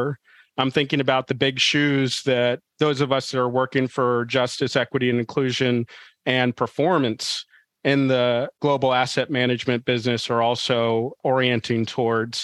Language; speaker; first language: English; native; English